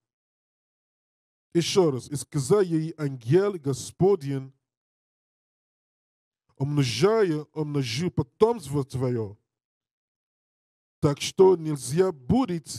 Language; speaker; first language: Russian; non-native, learner; English